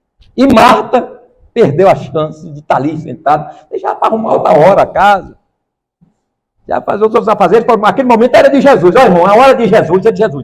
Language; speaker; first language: Portuguese; native; Portuguese